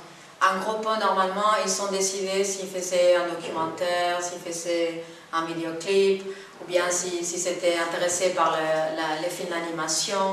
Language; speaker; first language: French; non-native, fluent; Spanish